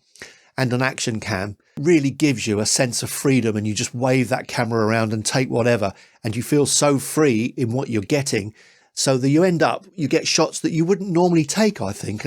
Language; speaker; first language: English; native; English